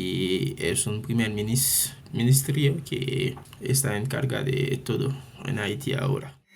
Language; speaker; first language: Spanish; non-native, fluent; French